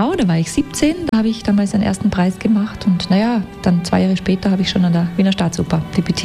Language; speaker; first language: German; native; German